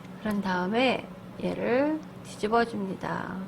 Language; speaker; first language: Korean; native; Korean